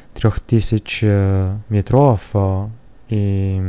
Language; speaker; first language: Russian; non-native, learner; Italian